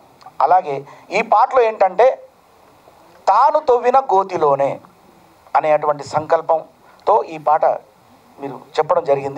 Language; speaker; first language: Telugu; native; Telugu